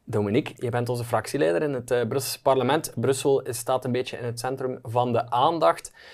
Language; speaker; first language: Dutch; native; Dutch